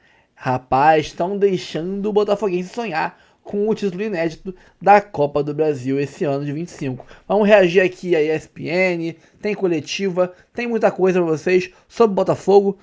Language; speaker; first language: Portuguese; native; Portuguese